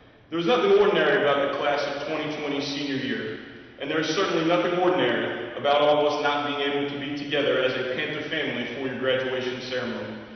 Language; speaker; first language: English; native; English